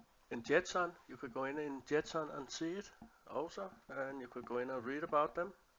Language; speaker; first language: English; non-native, learner; Danish